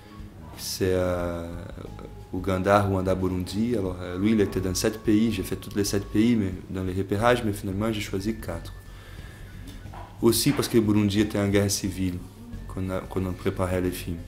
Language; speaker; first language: French; non-native, fluent; Portuguese